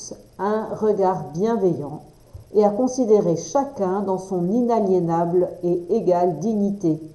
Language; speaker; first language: French; native; French